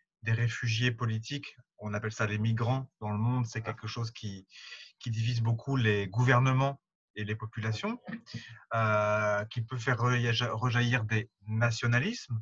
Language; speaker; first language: French; native; French